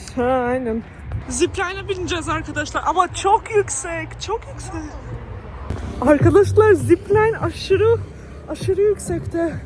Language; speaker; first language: Turkish; non-native, fluent; Albanian